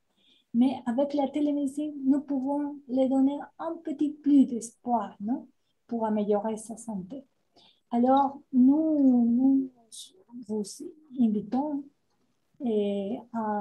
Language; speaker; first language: French; non-native, fluent; Spanish